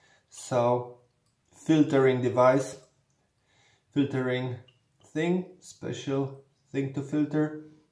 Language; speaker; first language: English; non-native, fluent; Polish